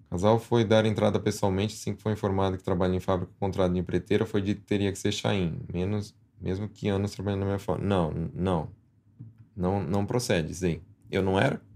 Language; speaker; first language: Portuguese; native; Portuguese